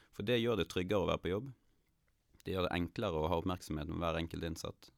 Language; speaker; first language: Norwegian; native; Norwegian